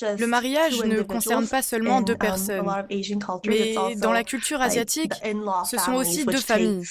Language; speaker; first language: French; non-native, fluent; Korean